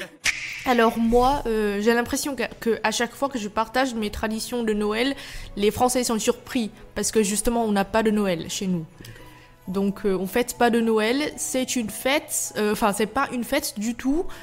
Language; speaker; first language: French; non-native, fluent; Vietnamese